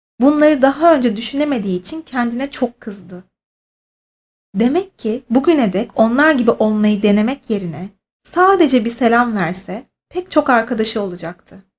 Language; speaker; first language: Turkish; native; Turkish